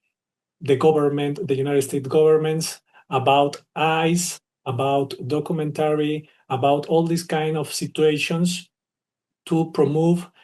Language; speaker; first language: English; non-native, learner; Spanish